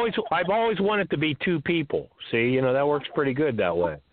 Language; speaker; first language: English; native; English